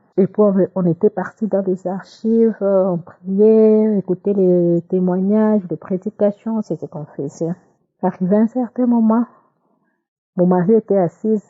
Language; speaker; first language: French; non-native, local second language; Lingala